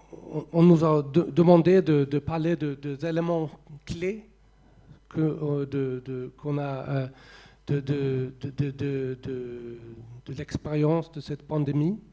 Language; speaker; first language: French; non-native, fluent; Swedish